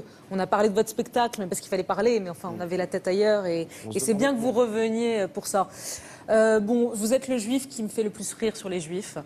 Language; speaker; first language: French; native; French